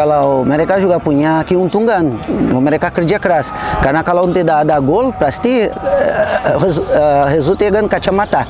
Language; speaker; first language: Indonesian; non-native, fluent; Portuguese